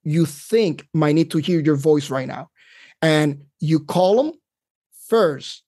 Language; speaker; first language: English; non-native, fluent; Spanish